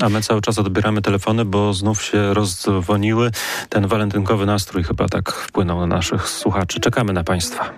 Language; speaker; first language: Polish; native; Polish